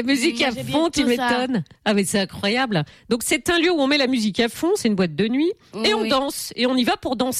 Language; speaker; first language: French; native; French